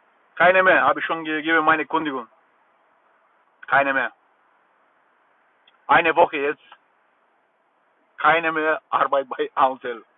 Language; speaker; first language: German; non-native, learner; Bulgarian